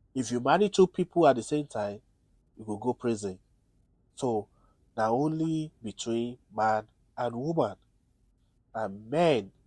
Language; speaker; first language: Nigerian Pidgin; non-native, local second language; Yoruba